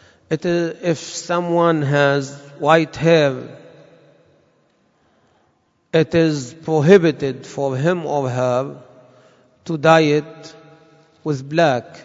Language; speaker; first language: English; non-native, fluent; Arabic